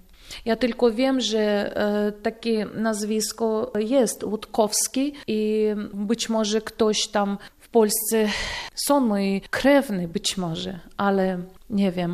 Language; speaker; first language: Polish; non-native, fluent; Russian